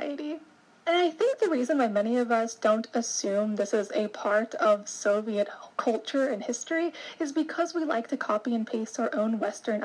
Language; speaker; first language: English; native; English